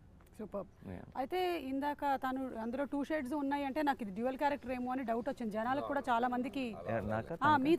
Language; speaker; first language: Telugu; native; Telugu